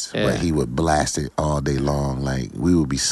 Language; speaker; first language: English; native; English